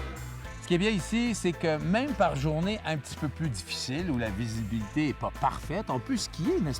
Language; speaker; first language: French; native; French